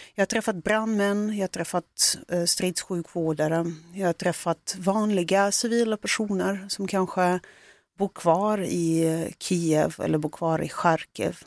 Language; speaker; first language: Swedish; early bilingual, other home language; Russian